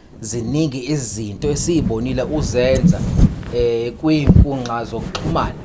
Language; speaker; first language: Zulu; native; Zulu